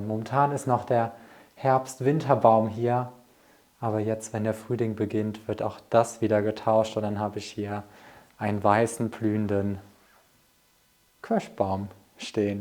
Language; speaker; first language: German; native; German